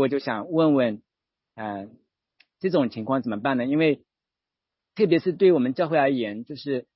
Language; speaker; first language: Chinese; native; Chinese